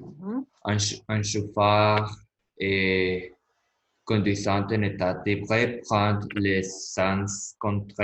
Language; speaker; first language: French; non-native, learner; Spanish